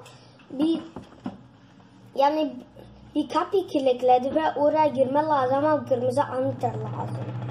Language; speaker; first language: Turkish; early bilingual, heritage; Turkish